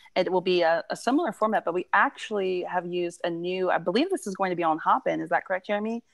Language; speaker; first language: English; native; English